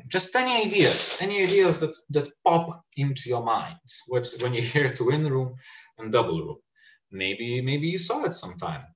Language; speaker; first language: English; non-native, fluent; Lithuanian